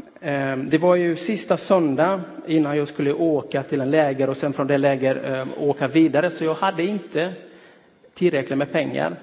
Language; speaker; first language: Swedish; non-native, fluent; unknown